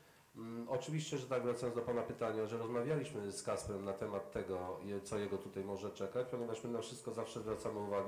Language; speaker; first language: Polish; native; Polish